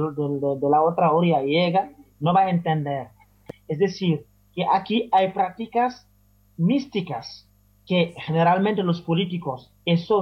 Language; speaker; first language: Spanish; non-native, fluent; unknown